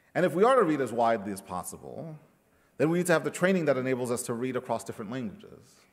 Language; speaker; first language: English; early bilingual, other home language; Spanish